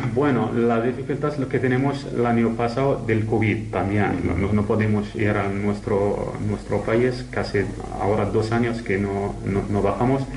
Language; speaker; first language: Spanish; non-native, learner; Arabic